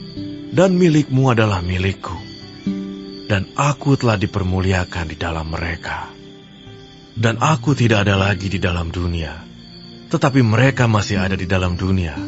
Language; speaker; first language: Indonesian; native; Indonesian